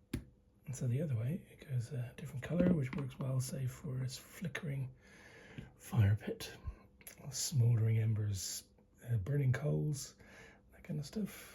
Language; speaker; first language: English; native; English